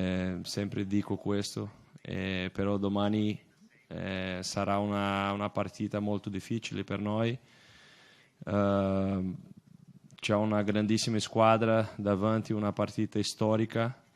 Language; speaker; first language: Italian; non-native, fluent; Portuguese